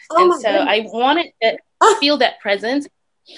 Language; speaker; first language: English; native; English